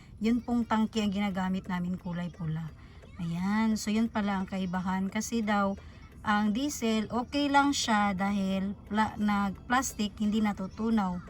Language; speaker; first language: Filipino; non-native, local second language; Cebuano